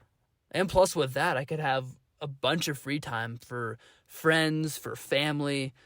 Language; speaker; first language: English; native; English